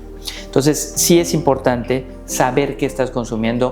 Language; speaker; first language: Spanish; native; Spanish